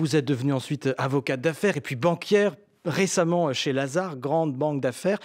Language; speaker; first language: French; native; French